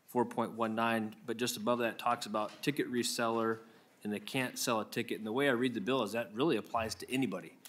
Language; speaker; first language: English; native; English